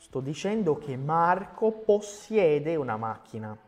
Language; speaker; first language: Italian; non-native, fluent; Portuguese